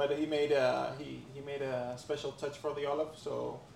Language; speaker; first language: English; non-native, fluent; Spanish